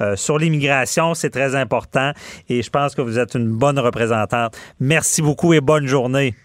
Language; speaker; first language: French; native; French